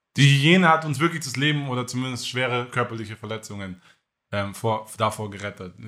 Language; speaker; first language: German; native; German